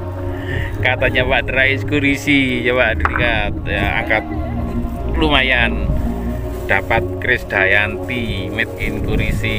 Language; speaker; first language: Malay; non-native, local second language; Javanese